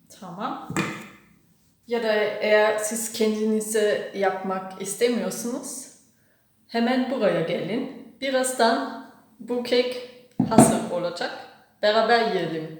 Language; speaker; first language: Turkish; non-native, learner; German